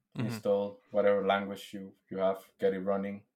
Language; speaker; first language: English; non-native, fluent; Spanish